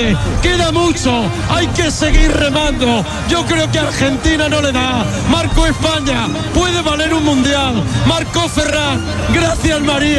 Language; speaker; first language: Spanish; native; Spanish